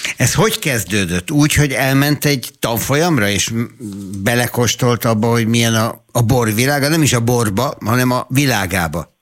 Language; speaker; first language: Hungarian; native; Hungarian